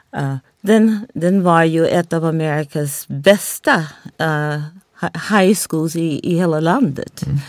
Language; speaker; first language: Swedish; non-native, fluent; English